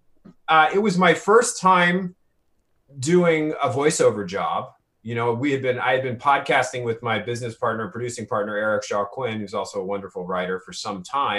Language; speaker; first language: English; native; English